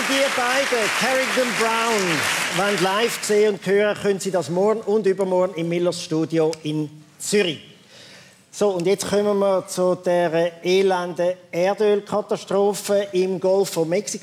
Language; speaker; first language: German; native; German